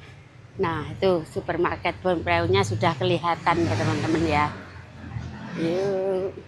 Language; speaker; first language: Indonesian; non-native, local second language; Javanese